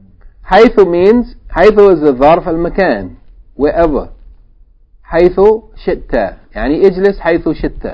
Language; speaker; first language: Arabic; non-native, fluent; English